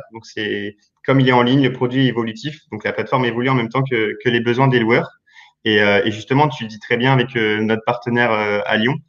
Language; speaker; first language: French; native; French